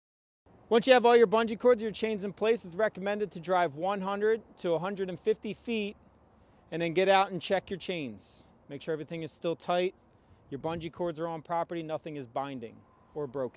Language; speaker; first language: English; native; English